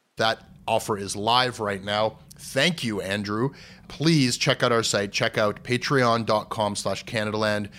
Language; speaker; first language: English; native; English